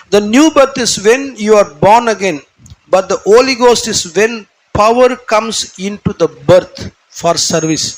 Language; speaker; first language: English; non-native, local second language; Tamil